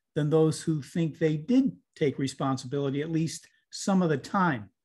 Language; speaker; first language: English; native; English